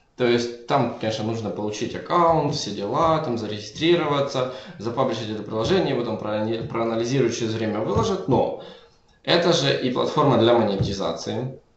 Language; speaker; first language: Russian; native; Russian